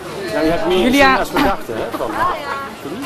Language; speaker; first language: Dutch; native; Dutch